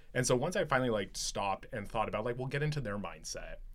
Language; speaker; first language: English; native; English